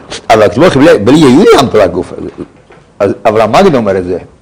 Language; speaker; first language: Hebrew; non-native, fluent; Yiddish